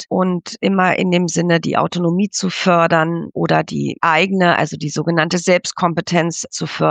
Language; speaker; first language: German; native; German